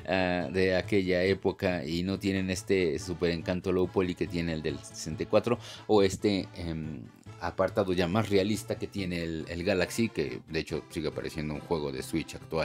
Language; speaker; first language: Spanish; native; Spanish